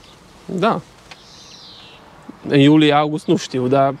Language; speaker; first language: Romanian; non-native, local second language; Hungarian